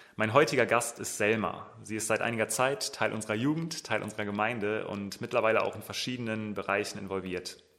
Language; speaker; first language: German; native; German